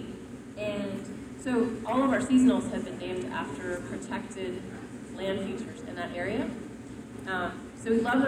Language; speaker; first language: English; native; English